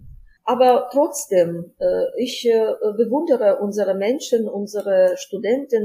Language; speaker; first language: German; non-native, fluent; Ukrainian